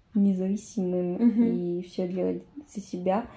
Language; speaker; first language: Russian; non-native, fluent; Spanish